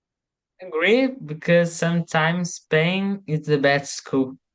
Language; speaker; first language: English; non-native, learner; Portuguese